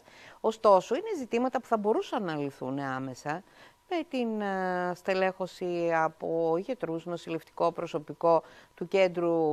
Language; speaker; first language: Greek; native; Greek